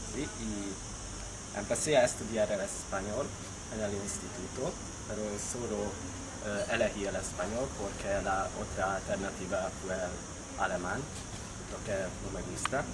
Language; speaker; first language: Spanish; non-native, learner; Hungarian